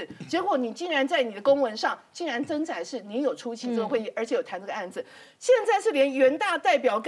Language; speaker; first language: Chinese; native; Chinese